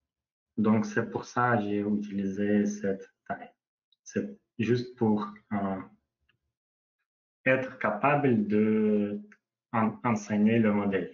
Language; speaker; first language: French; non-native, learner; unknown